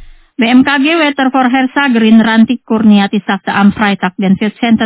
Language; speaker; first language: German; non-native, fluent; Indonesian